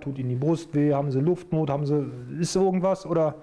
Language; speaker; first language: German; native; German